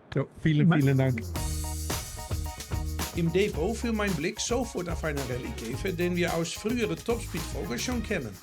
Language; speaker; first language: German; native; German